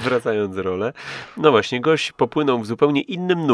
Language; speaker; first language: Polish; native; Polish